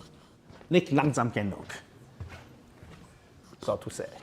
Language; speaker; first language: German; non-native, learner; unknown